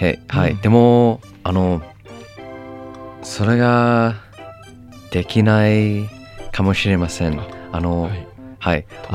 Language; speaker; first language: Japanese; non-native, learner; English